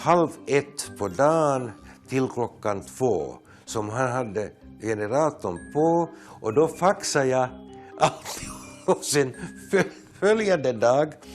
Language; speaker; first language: Swedish; non-native, local second language; Finnish